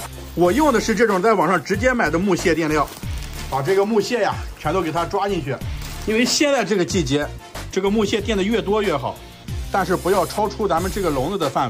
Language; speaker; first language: Chinese; native; Chinese